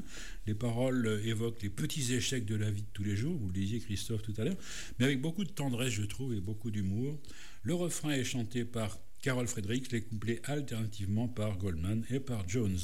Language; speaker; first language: French; native; French